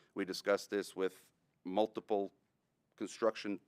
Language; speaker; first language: English; native; English